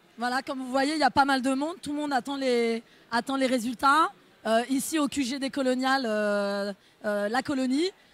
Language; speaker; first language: French; native; French